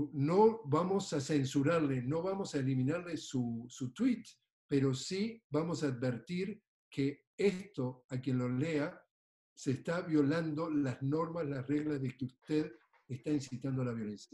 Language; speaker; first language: Spanish; native; Spanish